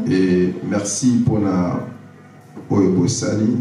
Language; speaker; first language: French; non-native, local second language; Lingala